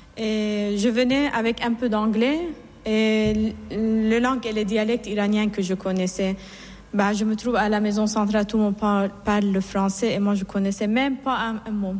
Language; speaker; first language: French; non-native, fluent; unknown